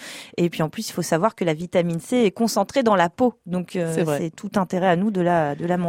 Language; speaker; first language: French; native; French